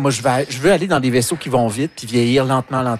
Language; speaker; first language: French; native; French